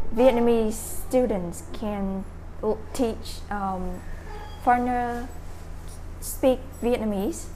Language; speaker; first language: English; non-native, learner; Vietnamese